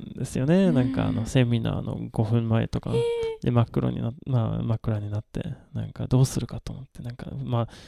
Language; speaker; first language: Japanese; non-native, fluent; Swedish